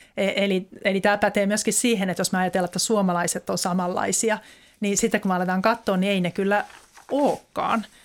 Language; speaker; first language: Finnish; native; Finnish